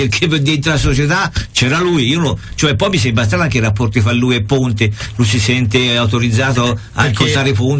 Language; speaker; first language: Italian; native; Italian